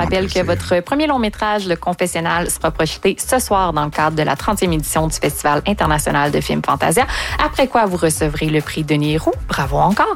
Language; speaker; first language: French; native; French